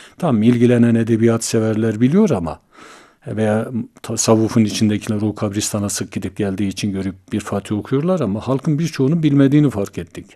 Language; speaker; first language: Turkish; native; Turkish